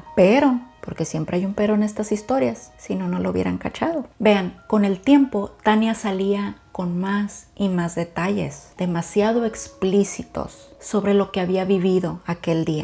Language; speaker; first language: Spanish; native; Spanish